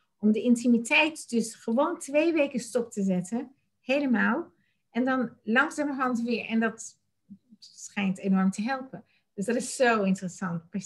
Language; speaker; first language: Dutch; native; Dutch